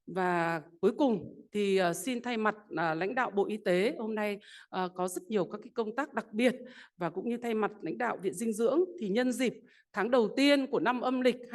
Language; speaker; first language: Vietnamese; native; Vietnamese